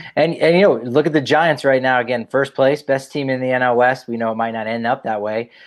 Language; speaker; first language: English; native; English